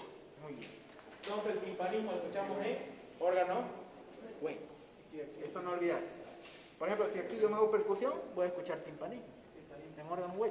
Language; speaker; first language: Spanish; native; Spanish